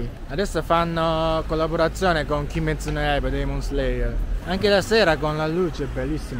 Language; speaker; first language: Italian; non-native, learner; Japanese